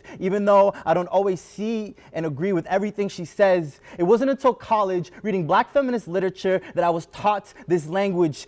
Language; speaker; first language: English; early bilingual, other home language; Spanish